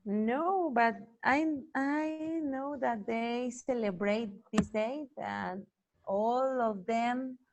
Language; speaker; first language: English; non-native, learner; Spanish